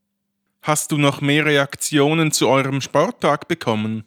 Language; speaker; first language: German; native; German